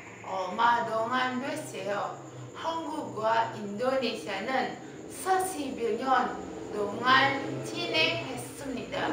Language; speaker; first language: Korean; non-native, learner; Indonesian